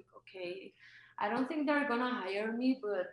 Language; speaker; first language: English; non-native, fluent; Spanish